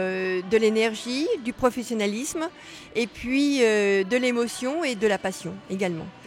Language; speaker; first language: French; native; French